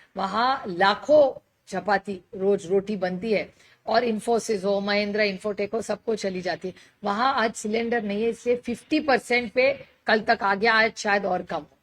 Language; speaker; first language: Hindi; non-native, local second language; Marathi